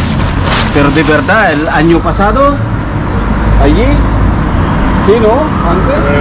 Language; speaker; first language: Spanish; non-native, learner; Filipino